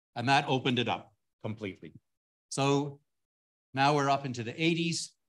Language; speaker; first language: English; native; English